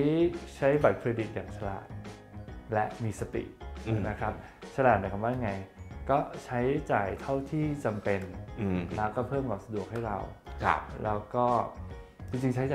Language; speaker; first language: Thai; native; Thai